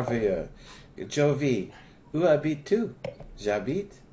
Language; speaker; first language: French; non-native, learner; English